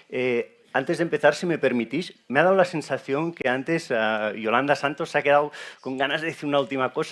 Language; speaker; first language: Spanish; native; Spanish